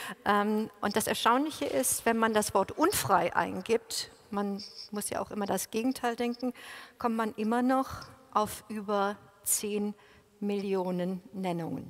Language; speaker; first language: German; native; German